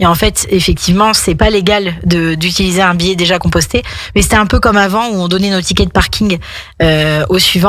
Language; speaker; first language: French; native; French